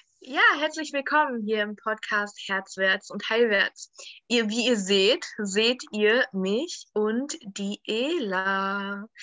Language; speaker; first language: German; native; German